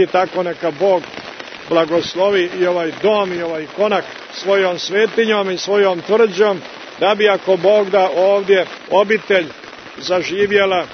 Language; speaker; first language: Croatian; native; Croatian